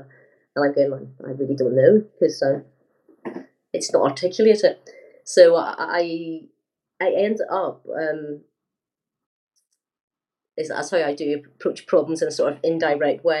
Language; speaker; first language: English; native; English